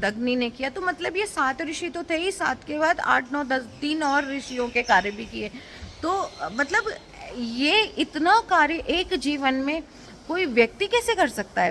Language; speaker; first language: Hindi; native; Hindi